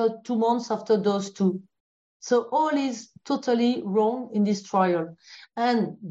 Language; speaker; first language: English; non-native, fluent; French